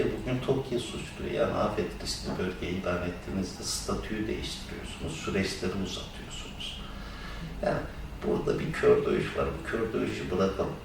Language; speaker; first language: Turkish; native; Turkish